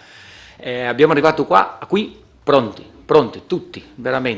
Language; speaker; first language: Italian; non-native, fluent; Portuguese